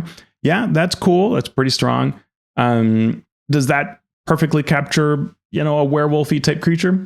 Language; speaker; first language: English; native; English